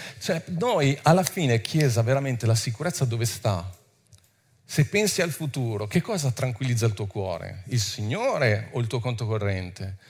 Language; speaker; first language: Italian; non-native, fluent; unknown